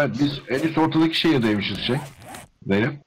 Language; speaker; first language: Turkish; native; Turkish